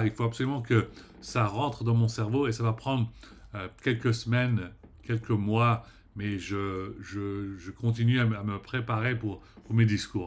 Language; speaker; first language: French; early bilingual, heritage; French